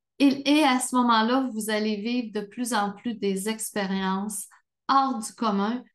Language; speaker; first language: French; native; French